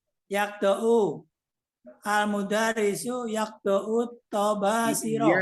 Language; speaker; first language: Arabic; non-native, learner; Indonesian